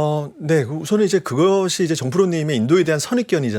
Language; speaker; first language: Korean; native; Korean